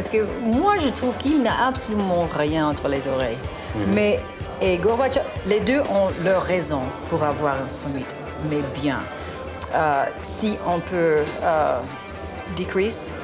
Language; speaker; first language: French; non-native, learner; English